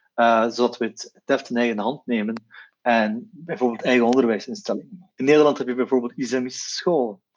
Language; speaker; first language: Dutch; non-native, local second language; Turkish